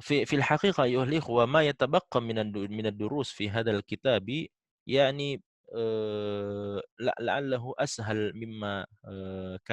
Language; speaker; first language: Arabic; non-native, fluent; Indonesian